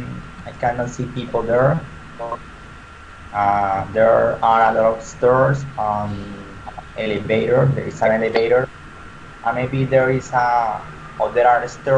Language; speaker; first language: English; non-native, learner; Spanish